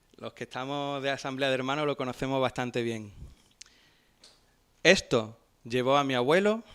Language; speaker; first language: Spanish; native; Spanish